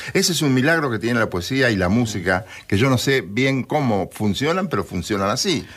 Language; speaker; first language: Spanish; native; Spanish